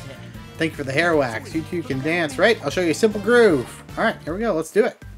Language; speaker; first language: English; native; English